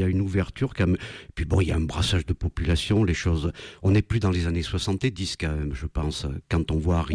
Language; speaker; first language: French; native; French